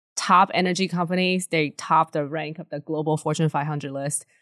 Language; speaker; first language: English; early bilingual, other home language; Chinese